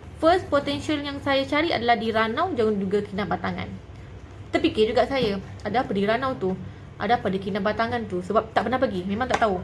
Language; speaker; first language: Malay; native; Malay